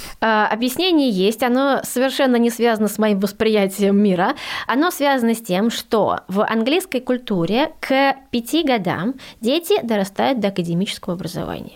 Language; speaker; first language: Russian; early bilingual, heritage; Russian